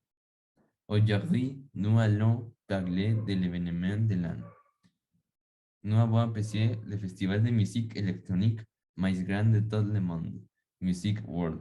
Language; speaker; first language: French; non-native, learner; Spanish